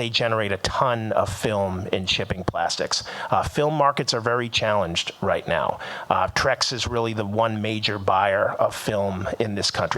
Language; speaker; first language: English; native; English